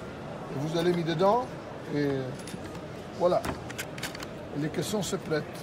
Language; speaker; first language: French; non-native, fluent; Italian